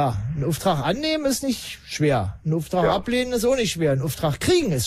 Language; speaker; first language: German; native; German